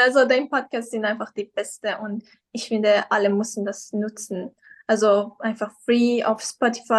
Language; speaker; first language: German; non-native, fluent; Persian